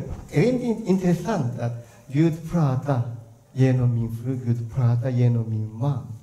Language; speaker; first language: Swedish; non-native, fluent; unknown